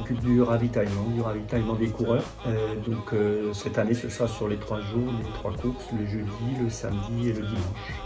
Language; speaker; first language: French; native; French